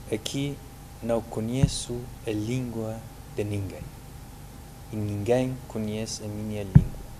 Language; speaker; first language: Portuguese; non-native, fluent; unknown